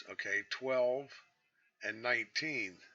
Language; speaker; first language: English; native; English